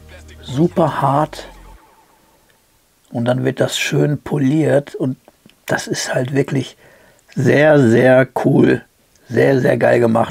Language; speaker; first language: German; native; German